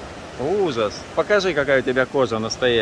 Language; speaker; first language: Russian; native; Russian